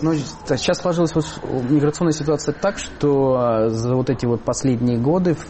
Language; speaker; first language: Russian; native; Russian